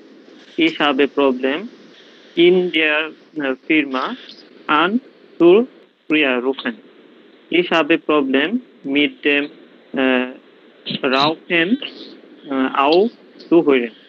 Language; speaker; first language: German; non-native, learner; Bangla